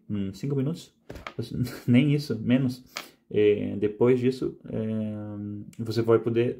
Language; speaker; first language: Portuguese; non-native, fluent; Spanish